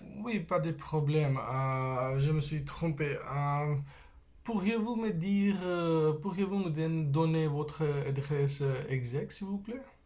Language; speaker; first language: French; non-native, fluent; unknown